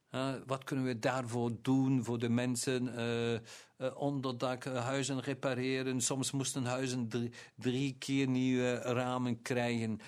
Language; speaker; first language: Dutch; non-native, local second language; German